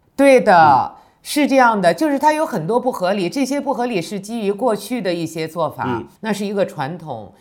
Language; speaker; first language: Chinese; native; Chinese